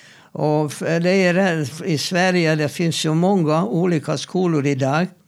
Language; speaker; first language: Swedish; non-native, fluent; Hungarian